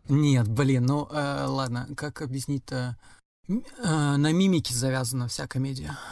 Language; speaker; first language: Russian; native; Russian